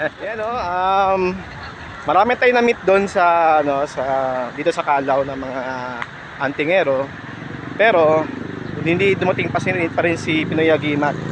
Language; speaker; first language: Filipino; native; Filipino